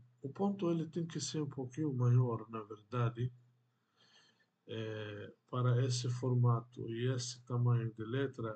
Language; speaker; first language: Portuguese; non-native, fluent; Arabic